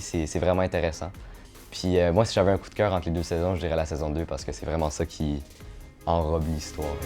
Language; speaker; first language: French; native; French